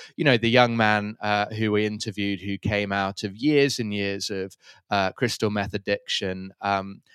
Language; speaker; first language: English; native; English